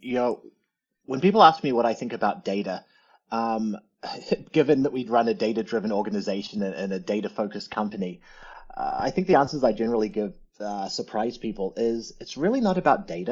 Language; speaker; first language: English; native; English